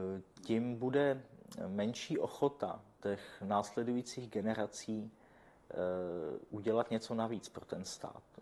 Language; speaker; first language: Czech; native; Czech